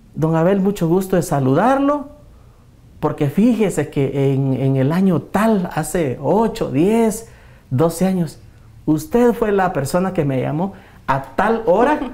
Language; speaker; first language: Spanish; native; Spanish